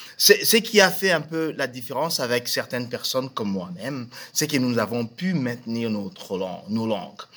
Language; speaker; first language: French; non-native, local second language; Swahili